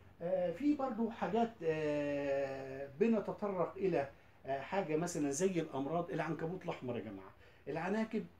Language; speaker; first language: Arabic; native; Arabic